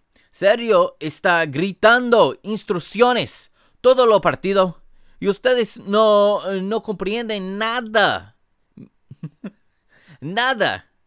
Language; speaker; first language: Spanish; non-native, learner; English